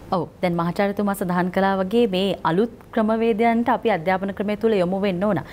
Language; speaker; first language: Sinhala; native; Sinhala